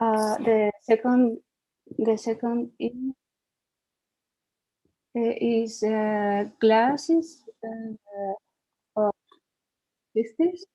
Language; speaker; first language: English; non-native, learner; Spanish